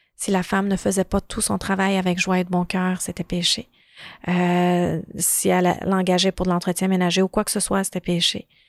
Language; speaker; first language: French; early bilingual, other home language; Arabic